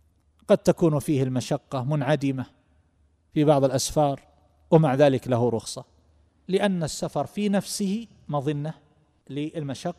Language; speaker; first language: Arabic; native; Arabic